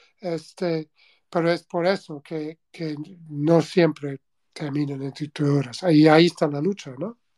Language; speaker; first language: Spanish; non-native, fluent; English